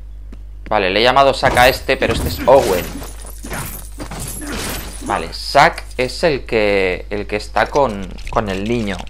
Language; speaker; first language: Spanish; native; Spanish